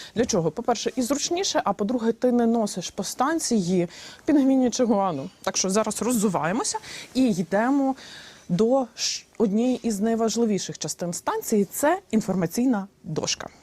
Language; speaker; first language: Ukrainian; native; Ukrainian